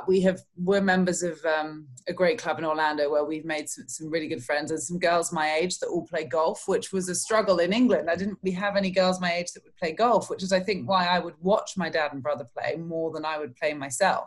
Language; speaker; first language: English; native; English